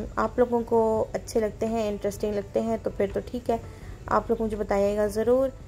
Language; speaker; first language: Urdu; native; Urdu